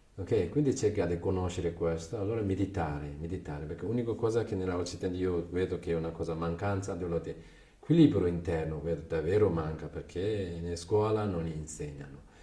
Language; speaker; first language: Italian; non-native, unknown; Tibetan